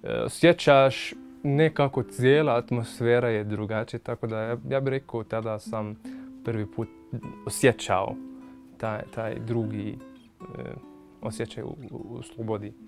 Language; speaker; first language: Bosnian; non-native, fluent; Arabic